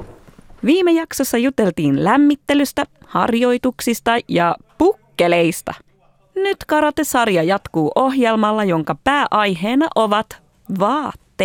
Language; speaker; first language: Finnish; native; Finnish